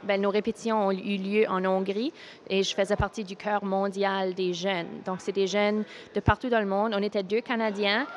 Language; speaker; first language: French; native; French